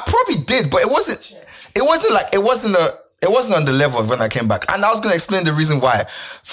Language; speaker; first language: English; non-native, local second language; Yoruba